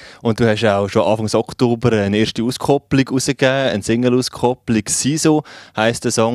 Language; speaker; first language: German; native; German